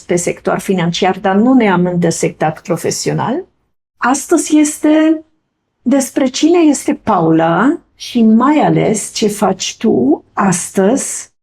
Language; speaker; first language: Romanian; non-native, fluent; German